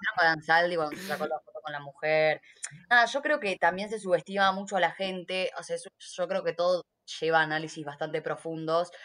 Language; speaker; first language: Spanish; native; Spanish